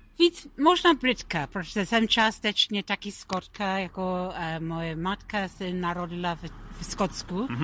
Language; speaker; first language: Czech; non-native, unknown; English